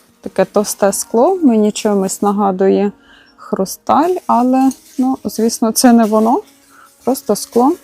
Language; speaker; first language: Ukrainian; native; Ukrainian